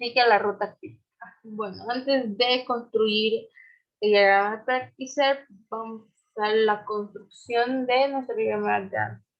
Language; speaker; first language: Spanish; native; Spanish